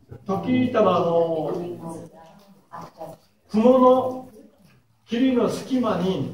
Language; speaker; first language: Japanese; native; Japanese